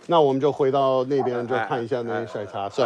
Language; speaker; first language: Chinese; non-native, fluent; English